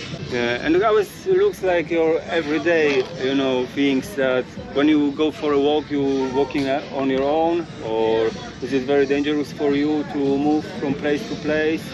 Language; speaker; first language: English; non-native, learner; Polish